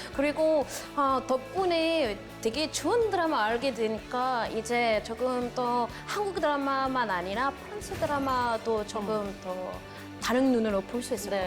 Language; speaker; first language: Korean; non-native, fluent; French